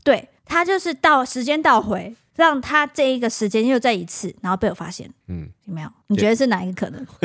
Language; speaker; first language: Chinese; native; Chinese